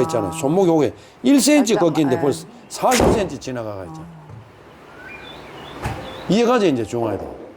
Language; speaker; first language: Korean; native; Korean